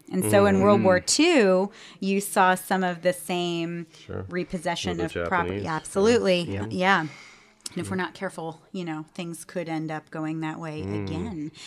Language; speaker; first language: English; native; English